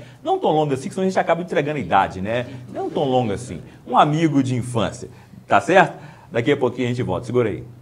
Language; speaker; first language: Portuguese; native; Portuguese